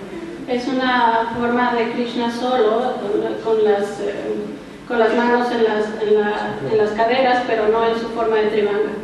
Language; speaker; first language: Spanish; native; Spanish